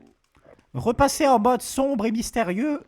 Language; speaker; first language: French; native; French